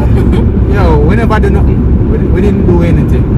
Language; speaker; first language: English; native; English